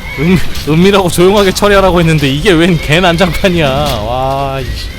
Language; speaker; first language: Korean; native; Korean